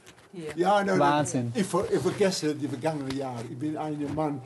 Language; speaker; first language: German; non-native, learner; Dutch